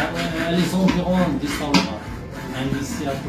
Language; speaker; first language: French; non-native, local second language; Arabic